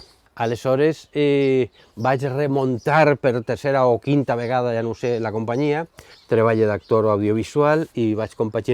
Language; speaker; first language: Catalan; native; Catalan